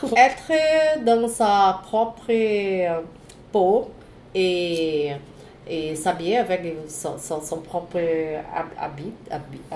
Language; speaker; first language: French; non-native, fluent; Portuguese